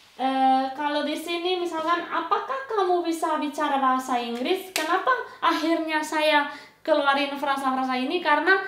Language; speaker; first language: Indonesian; non-native, fluent; Spanish